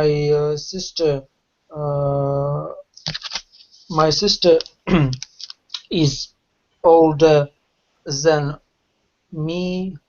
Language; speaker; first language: English; non-native, learner; Russian